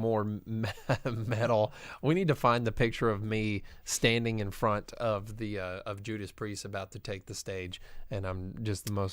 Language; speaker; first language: English; native; English